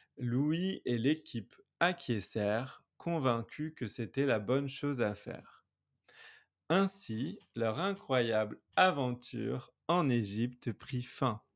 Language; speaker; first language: French; native; French